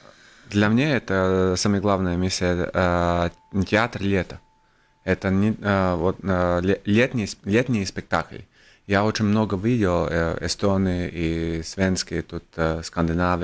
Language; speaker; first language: Russian; non-native, local second language; Latvian